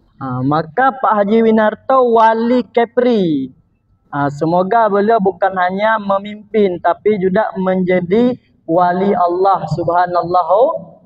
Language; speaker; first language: Malay; non-native, local second language; Achinese